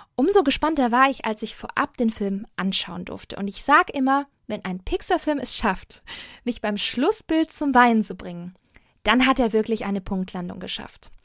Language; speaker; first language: German; native; German